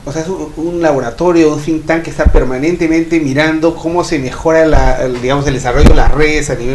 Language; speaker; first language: Spanish; native; Spanish